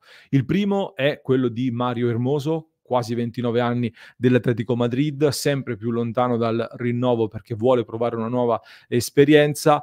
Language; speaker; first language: Italian; native; Italian